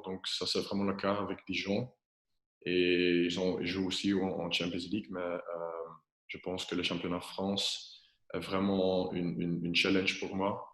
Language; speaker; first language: French; non-native, local second language; Dutch